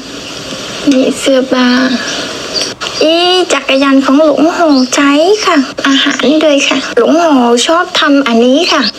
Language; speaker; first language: Thai; non-native, learner; Vietnamese